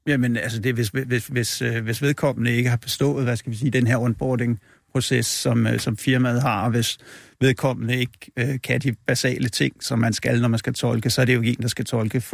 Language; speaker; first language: Danish; native; Danish